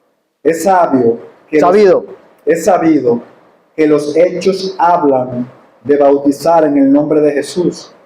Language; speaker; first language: Spanish; native; Spanish